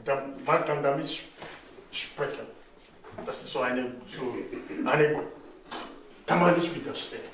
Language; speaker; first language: German; non-native, fluent; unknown